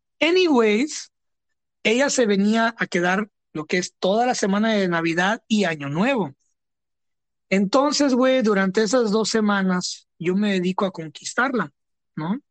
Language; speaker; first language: Spanish; early bilingual, heritage; Spanish